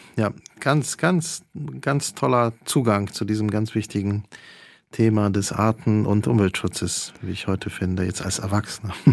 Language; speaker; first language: German; early bilingual, other home language; Polish